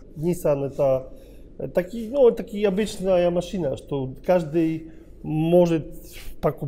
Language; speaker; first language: Russian; non-native, learner; Polish